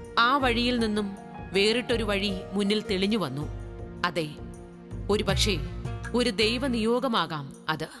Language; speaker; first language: Malayalam; native; Malayalam